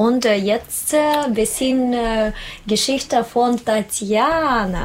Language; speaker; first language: German; non-native, learner; Russian